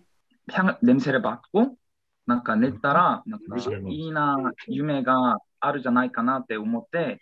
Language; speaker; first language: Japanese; non-native, learner; Korean